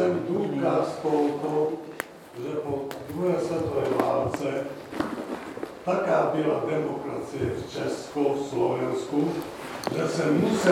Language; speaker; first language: Czech; non-native, fluent; Hungarian